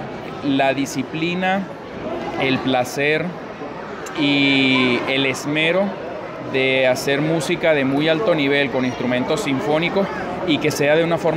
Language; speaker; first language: Spanish; native; Spanish